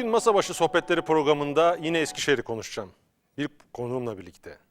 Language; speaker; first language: Turkish; native; Turkish